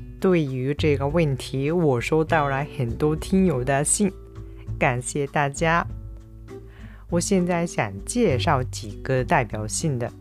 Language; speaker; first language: Chinese; non-native, fluent; Japanese